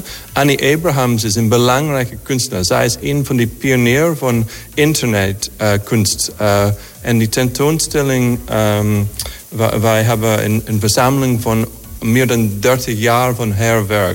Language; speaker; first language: Dutch; non-native, fluent; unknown